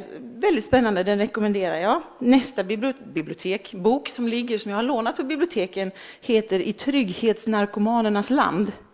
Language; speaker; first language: Swedish; early bilingual, other home language; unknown